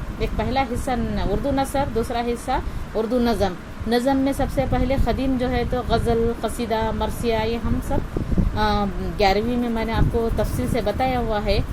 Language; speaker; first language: Urdu; native; Urdu